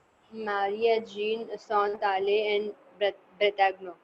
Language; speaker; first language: French; non-native, learner; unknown